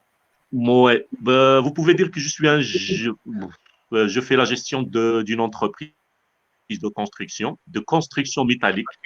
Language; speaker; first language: French; non-native, local second language; Arabic